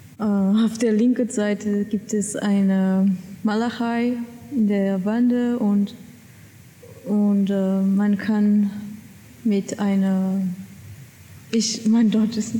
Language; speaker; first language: German; non-native, learner; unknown